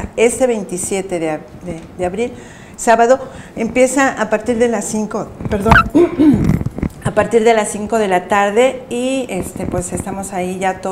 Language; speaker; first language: Spanish; native; Spanish